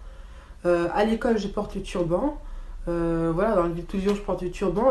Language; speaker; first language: French; early bilingual, other home language; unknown